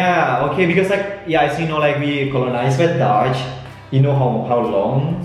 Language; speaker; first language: English; non-native, learner; Indonesian